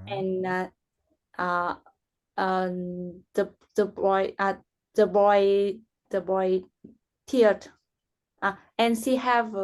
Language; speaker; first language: English; non-native, learner; Vietnamese